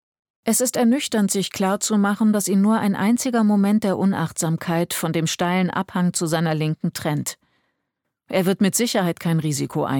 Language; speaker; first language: German; native; German